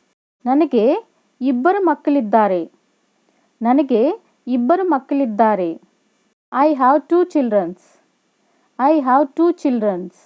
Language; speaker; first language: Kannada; non-native, local second language; Telugu